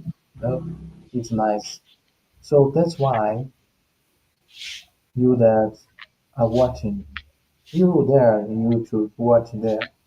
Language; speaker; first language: English; non-native, fluent; Portuguese